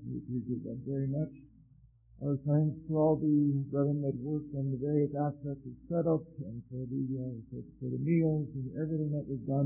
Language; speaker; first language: English; native; English